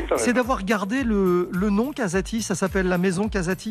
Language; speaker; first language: French; native; French